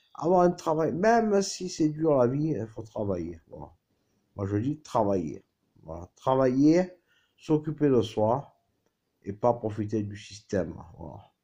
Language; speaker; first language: French; native; French